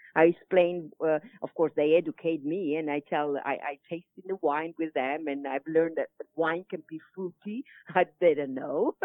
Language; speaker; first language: English; non-native, fluent; Italian